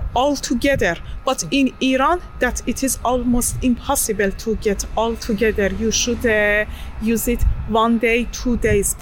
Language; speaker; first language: English; non-native, learner; Persian